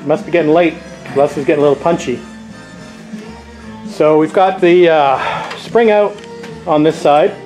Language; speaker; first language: English; native; English